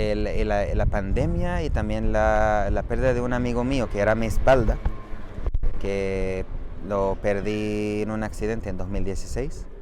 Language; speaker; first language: Spanish; non-native, fluent; Arabic